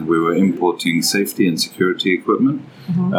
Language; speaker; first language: English; native; English